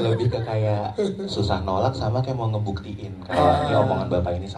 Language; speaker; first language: Indonesian; native; Indonesian